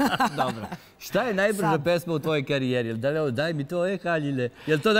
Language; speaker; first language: Serbian; native; Serbian